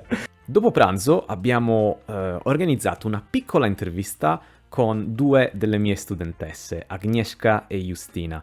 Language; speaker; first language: Italian; non-native, fluent; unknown